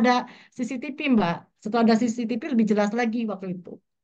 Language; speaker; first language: Indonesian; native; Indonesian